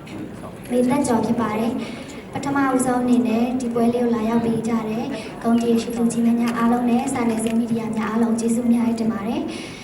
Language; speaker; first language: Burmese; native; Burmese